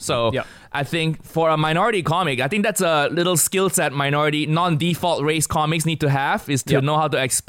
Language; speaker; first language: English; non-native, local second language; Cantonese